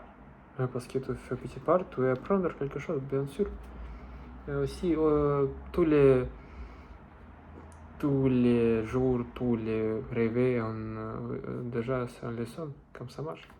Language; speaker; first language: French; non-native, learner; Russian